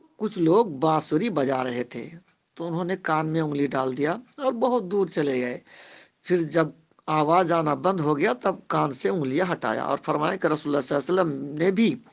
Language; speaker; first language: Urdu; non-native, local second language; Bangla